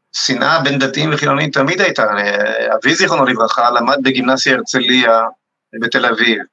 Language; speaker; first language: Hebrew; native; Hebrew